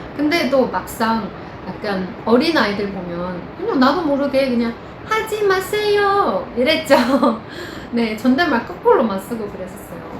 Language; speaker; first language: Korean; non-native, fluent; Chinese